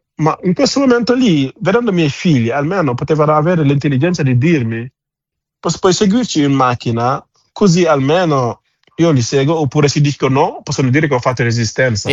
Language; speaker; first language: Italian; non-native, fluent; Wolof